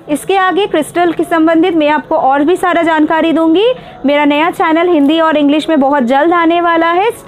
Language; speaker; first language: Hindi; non-native, local second language; Bangla